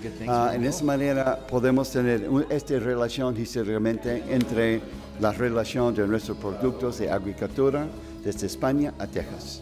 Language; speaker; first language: Spanish; non-native, fluent; English